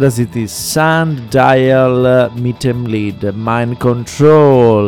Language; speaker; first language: German; non-native, fluent; Italian